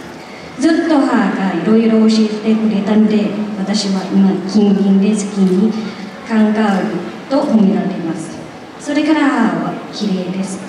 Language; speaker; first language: Japanese; non-native, learner; Thai